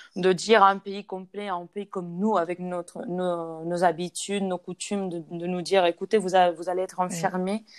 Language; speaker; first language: French; non-native, fluent; Spanish